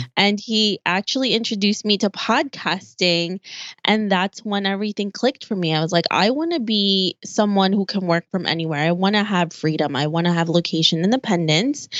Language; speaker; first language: English; early bilingual, other home language; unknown